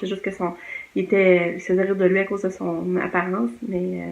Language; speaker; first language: French; native; French